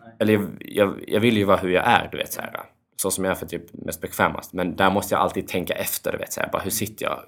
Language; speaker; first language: Swedish; early bilingual, other home language; Albanian